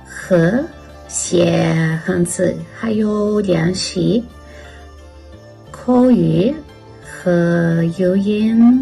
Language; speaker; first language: Chinese; non-native, learner; Portuguese